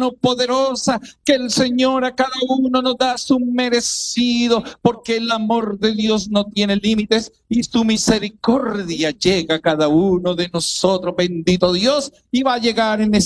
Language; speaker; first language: Spanish; native; Spanish